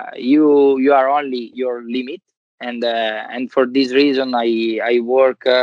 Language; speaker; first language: English; non-native, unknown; Italian